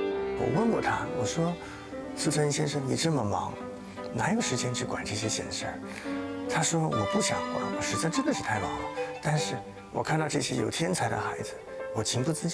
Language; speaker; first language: Chinese; native; Chinese